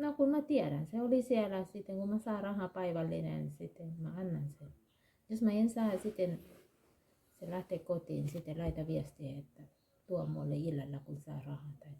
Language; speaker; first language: Finnish; non-native, learner; Thai